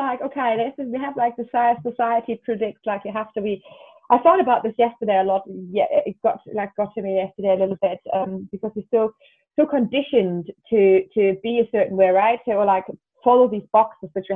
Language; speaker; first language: English; non-native, fluent; German